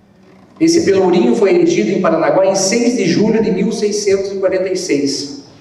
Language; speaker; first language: Portuguese; native; Portuguese